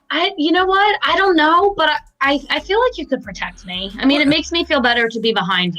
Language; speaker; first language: English; native; English